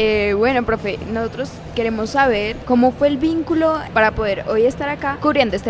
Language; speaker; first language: Spanish; native; Spanish